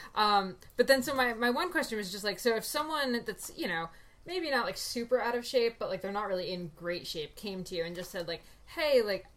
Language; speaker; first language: English; native; English